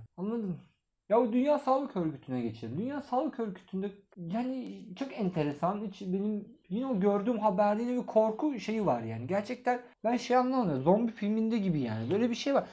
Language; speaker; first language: Turkish; native; Turkish